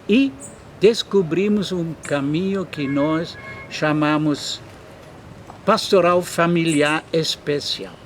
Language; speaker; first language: Portuguese; non-native, fluent; German